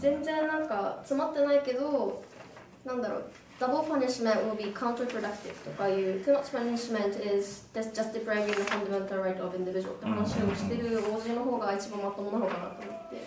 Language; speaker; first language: Japanese; native; Japanese